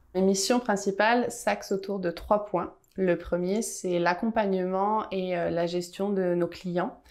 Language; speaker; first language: French; native; French